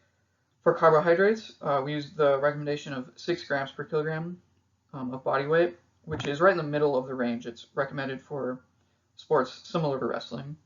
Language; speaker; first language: English; native; English